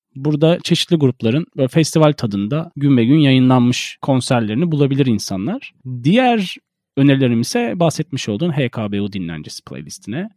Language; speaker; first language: Turkish; native; Turkish